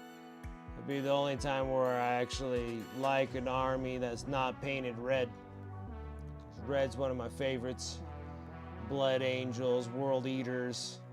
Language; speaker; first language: English; native; English